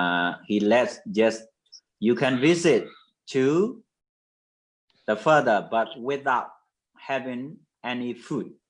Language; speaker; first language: English; non-native, fluent; Mon